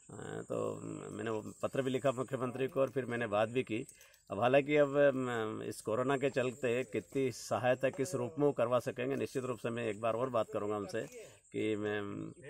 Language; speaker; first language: Hindi; native; Hindi